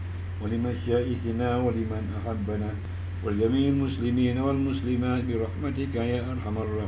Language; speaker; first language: Arabic; non-native, fluent; Malay